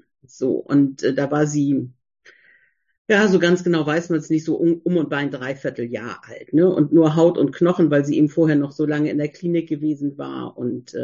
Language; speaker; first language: German; native; German